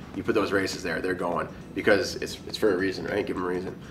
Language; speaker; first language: English; native; English